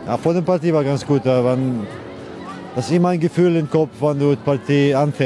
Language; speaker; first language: German; non-native, fluent; Icelandic